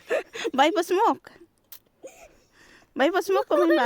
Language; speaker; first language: Swedish; non-native, learner; Filipino